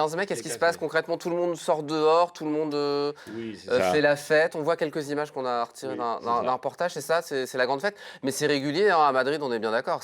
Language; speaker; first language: French; native; French